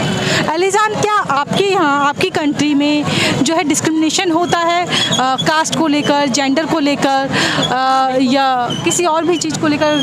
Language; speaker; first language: Hindi; native; Hindi